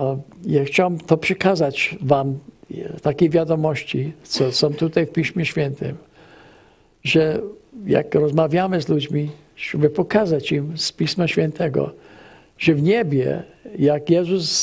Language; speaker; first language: Polish; early bilingual, heritage; English